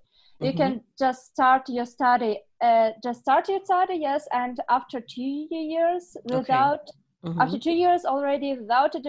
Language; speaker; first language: English; non-native, fluent; Ukrainian